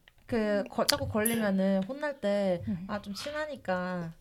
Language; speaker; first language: Korean; native; Korean